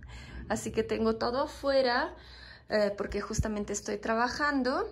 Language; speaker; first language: Spanish; non-native, fluent; Italian